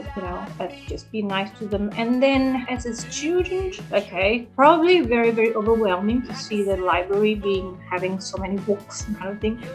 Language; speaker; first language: English; early bilingual, other home language; Indonesian